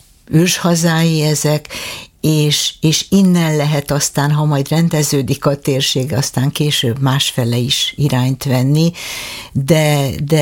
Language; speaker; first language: Hungarian; native; Hungarian